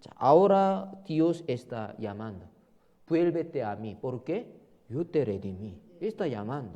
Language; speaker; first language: Spanish; non-native, learner; Korean